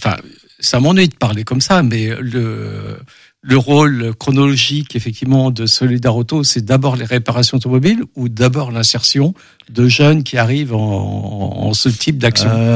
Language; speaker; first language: French; native; French